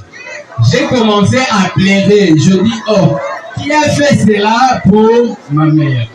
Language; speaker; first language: French; non-native, local second language; Lingala